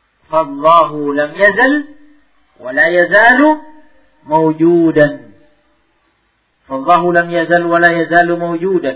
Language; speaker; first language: Arabic; non-native, fluent; Indonesian